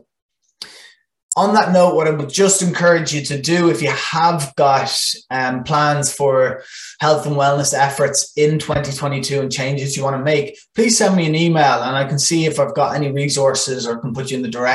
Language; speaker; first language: English; non-native, local second language; Irish